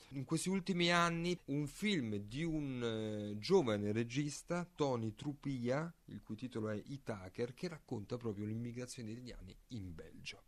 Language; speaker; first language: Italian; native; Italian